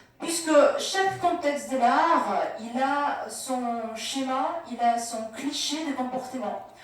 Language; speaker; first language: French; non-native, fluent; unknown